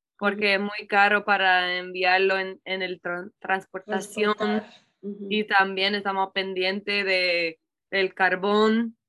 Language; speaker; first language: Spanish; non-native, learner; English